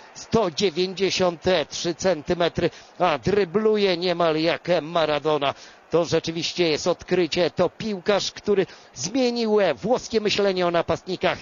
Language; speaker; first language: Polish; native; Polish